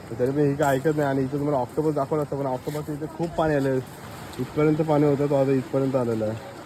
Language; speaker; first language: Marathi; native; Marathi